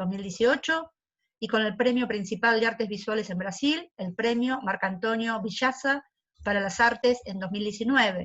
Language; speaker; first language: Spanish; native; Spanish